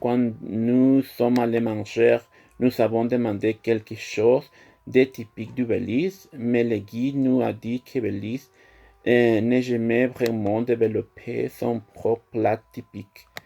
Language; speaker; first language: French; non-native, learner; Spanish